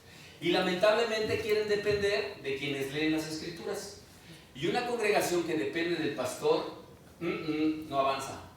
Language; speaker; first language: Spanish; native; Spanish